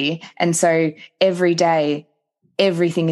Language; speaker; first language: English; native; English